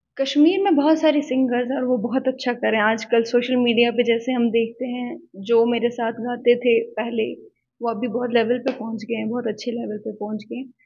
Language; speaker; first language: Hindi; non-native, local second language; Punjabi